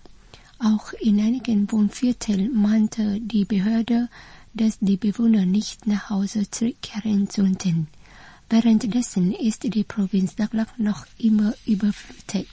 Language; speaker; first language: German; non-native, fluent; Vietnamese